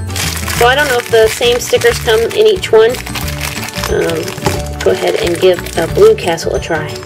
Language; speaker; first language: English; native; English